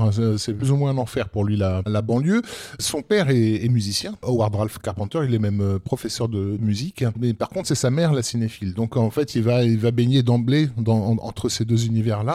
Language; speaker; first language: French; native; French